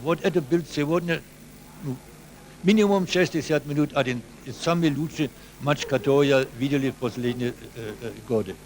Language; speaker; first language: Russian; non-native, learner; German